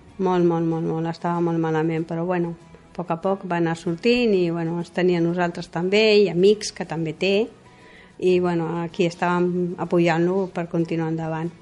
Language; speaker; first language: Catalan; non-native, local second language; Spanish